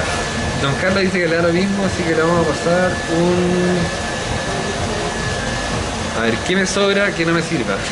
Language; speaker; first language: Spanish; native; Spanish